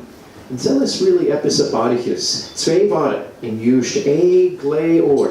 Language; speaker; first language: German; non-native, learner; English